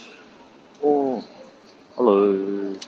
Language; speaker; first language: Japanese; non-native, learner; English